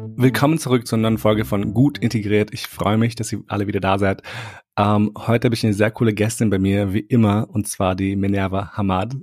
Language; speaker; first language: German; early bilingual, other home language; Albanian